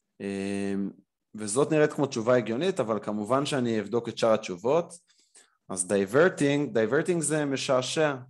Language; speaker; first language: Hebrew; native; Hebrew